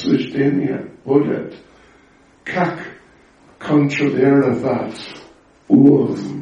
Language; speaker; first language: Russian; non-native, learner; English